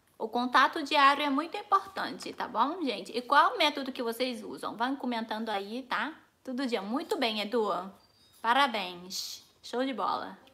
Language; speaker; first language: Portuguese; non-native, fluent; Chinese